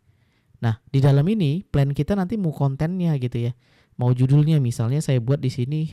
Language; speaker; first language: Indonesian; native; Indonesian